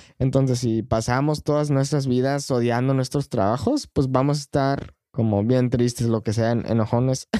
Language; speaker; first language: Spanish; non-native, fluent; English